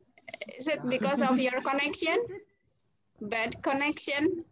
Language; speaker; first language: English; non-native, fluent; Indonesian